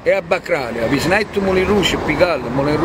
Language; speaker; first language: Russian; non-native, learner; Italian